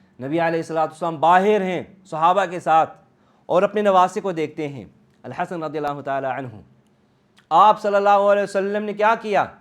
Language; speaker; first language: Urdu; early bilingual, heritage; Urdu